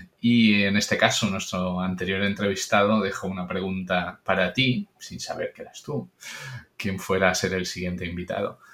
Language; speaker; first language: Spanish; non-native, local second language; Catalan